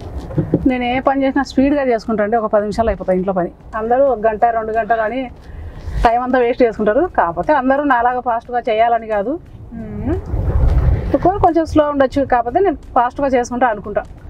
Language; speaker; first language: Telugu; native; Telugu